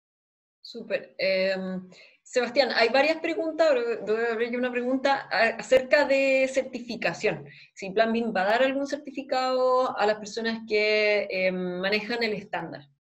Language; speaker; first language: Spanish; native; Spanish